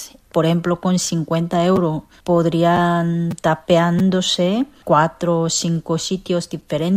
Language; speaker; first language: Spanish; non-native, fluent; Korean